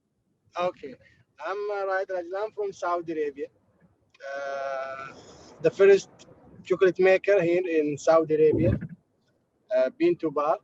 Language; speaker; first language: English; non-native, learner; Arabic